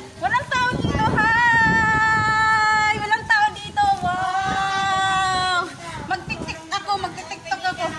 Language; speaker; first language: Filipino; non-native, local second language; Waray